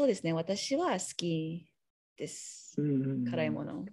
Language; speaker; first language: Japanese; non-native, learner; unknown